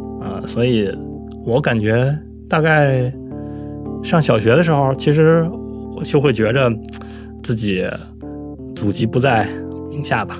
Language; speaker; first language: Chinese; native; Chinese